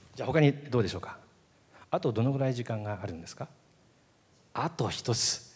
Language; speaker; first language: Japanese; native; Japanese